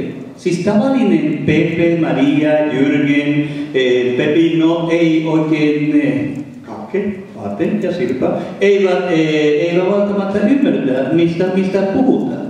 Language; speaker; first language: Finnish; non-native, fluent; Spanish